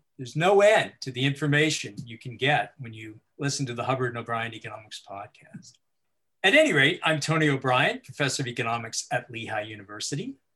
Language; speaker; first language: English; native; English